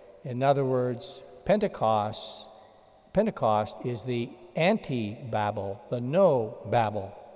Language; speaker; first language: English; native; English